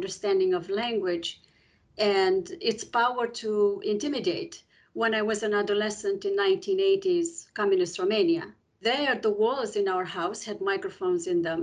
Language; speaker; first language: English; non-native, fluent; Romanian